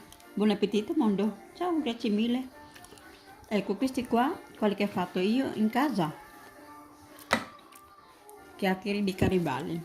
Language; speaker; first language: Italian; non-native, learner; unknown